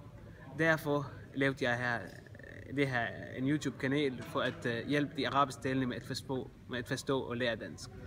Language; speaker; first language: Danish; non-native, fluent; Arabic